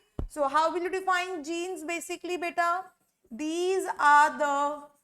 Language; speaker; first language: English; non-native, local second language; Hindi